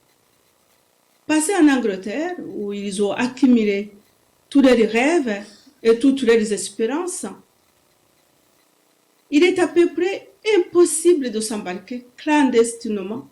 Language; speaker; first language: French; non-native, local second language; Kinyarwanda